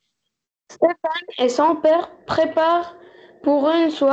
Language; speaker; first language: French; non-native, learner; Arabic